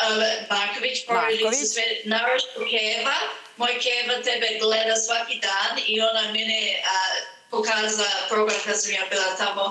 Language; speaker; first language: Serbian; early bilingual, heritage; Serbian